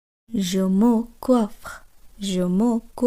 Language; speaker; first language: French; non-native, fluent; Bangla